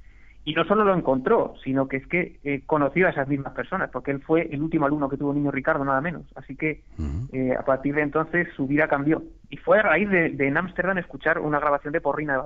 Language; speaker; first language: Spanish; native; Spanish